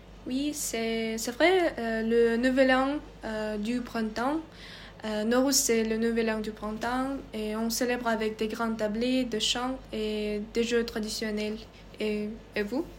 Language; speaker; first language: French; non-native, learner; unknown